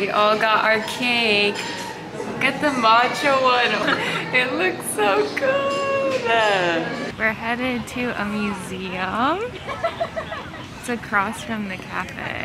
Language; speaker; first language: English; native; English